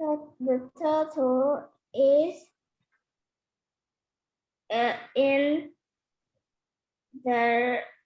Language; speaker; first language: English; non-native, learner; Vietnamese